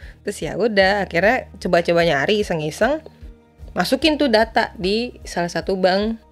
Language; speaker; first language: Indonesian; native; Indonesian